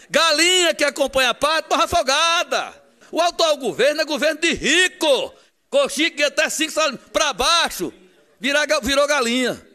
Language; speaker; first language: Portuguese; native; Portuguese